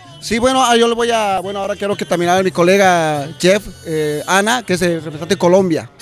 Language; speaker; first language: Spanish; native; Spanish